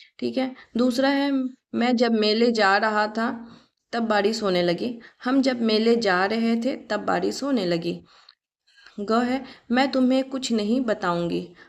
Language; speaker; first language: Hindi; native; Hindi